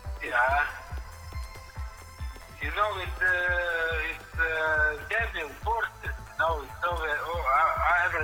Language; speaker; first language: English; non-native, learner; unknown